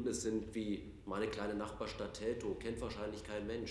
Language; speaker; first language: German; native; German